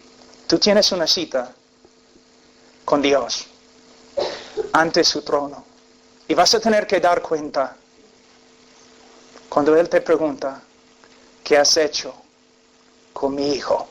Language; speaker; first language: Spanish; non-native, fluent; English